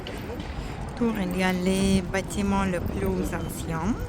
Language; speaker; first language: French; non-native, fluent; Russian